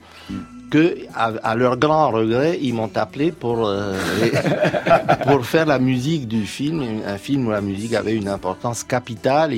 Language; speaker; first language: French; non-native, fluent; Romanian